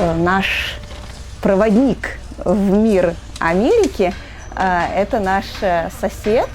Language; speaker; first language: Russian; native; Russian